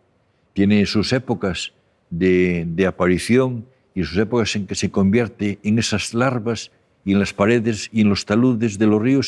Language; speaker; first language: Spanish; native; Spanish